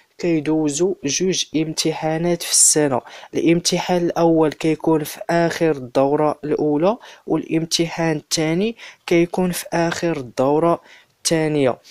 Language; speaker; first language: Arabic; native; Arabic